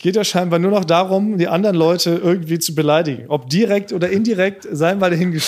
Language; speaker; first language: German; native; German